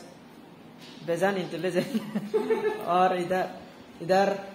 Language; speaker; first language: Hindi; non-native, local second language; Kok Borok